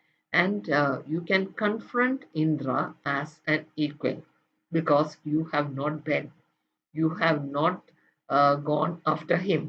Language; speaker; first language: English; non-native, local second language; Malayalam